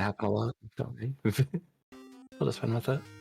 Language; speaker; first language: English; native; English